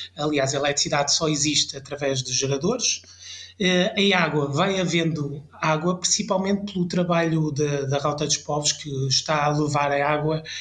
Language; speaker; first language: Portuguese; early bilingual, other home language; French